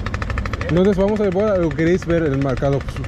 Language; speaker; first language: Spanish; non-native, learner; Swahili